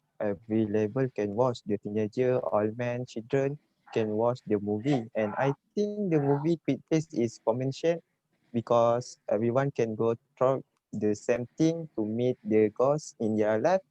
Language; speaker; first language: English; non-native, learner; Malay